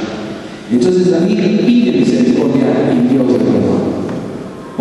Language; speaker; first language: Spanish; native; Spanish